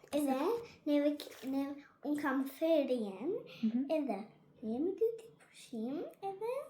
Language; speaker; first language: Albanian; early bilingual, heritage; Albanian